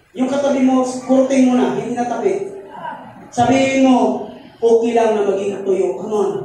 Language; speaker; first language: Filipino; non-native, local second language; Cebuano